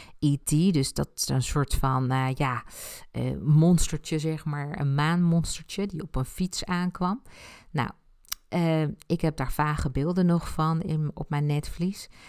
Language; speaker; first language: Dutch; early bilingual, other home language; Spanish